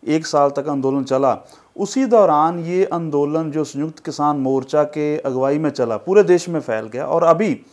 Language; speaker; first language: Hindi; non-native, local second language; Punjabi